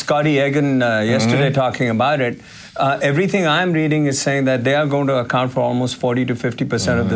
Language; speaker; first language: English; non-native, local second language; Hindi